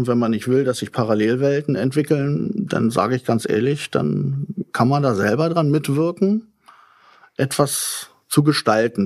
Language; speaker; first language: German; native; German